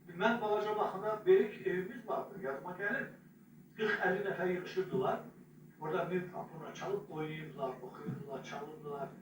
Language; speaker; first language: Azerbaijani; non-native, local second language; Avaric